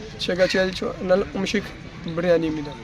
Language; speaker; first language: Korean; non-native, learner; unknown